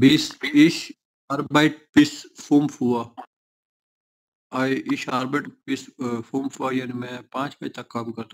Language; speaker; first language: German; non-native, learner; Urdu